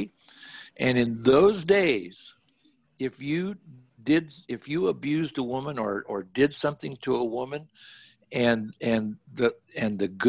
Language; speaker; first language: English; native; English